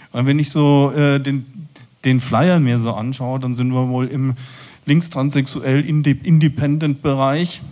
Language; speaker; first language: German; native; German